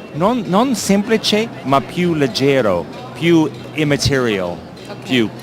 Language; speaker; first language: Italian; non-native, learner; English